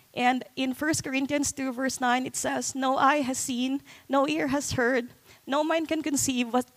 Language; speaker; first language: English; non-native, local second language; Cebuano